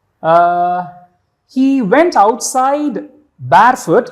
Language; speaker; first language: English; non-native, local second language; Tamil